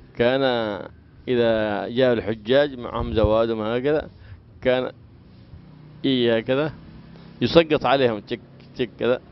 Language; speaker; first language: Arabic; native; Arabic